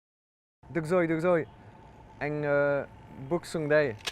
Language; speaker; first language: Vietnamese; non-native, learner; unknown